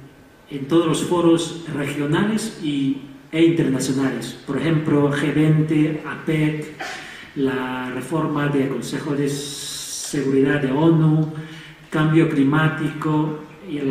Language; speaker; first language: Spanish; non-native, fluent; Chinese